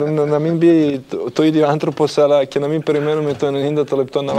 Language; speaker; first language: Greek; non-native, fluent; Serbian